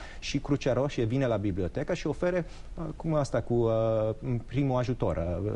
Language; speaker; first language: Romanian; early bilingual, heritage; English